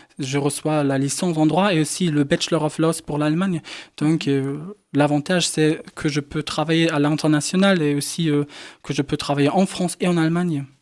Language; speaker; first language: French; non-native, fluent; German